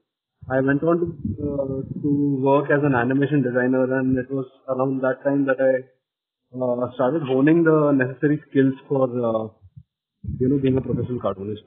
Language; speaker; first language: English; non-native, local second language; Marathi